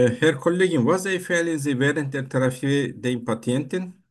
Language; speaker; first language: German; non-native, fluent; Turkish